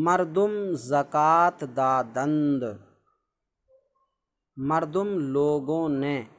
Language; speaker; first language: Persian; non-native, fluent; Urdu